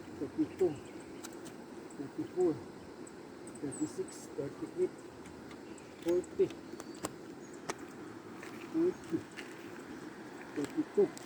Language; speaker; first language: English; non-native, local second language; Filipino